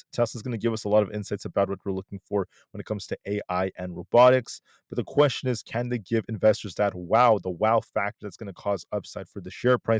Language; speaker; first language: English; native; English